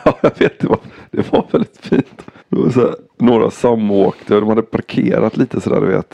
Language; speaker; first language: Swedish; native; Swedish